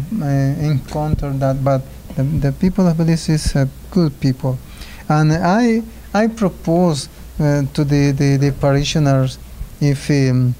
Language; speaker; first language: English; non-native, learner; Spanish